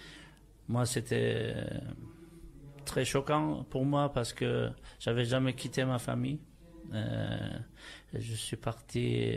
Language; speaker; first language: French; non-native, fluent; Turkish